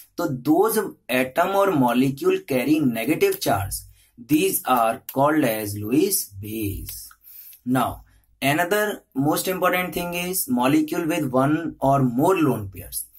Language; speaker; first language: English; non-native, local second language; Hindi